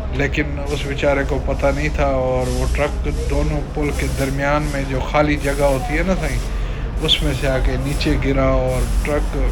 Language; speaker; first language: Urdu; non-native, local second language; Sindhi